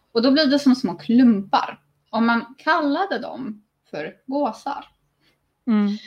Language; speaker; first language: Swedish; native; Swedish